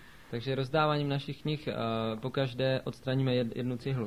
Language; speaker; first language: Czech; native; Czech